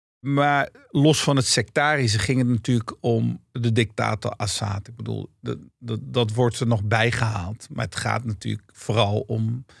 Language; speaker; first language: Dutch; early bilingual, other home language; Turkish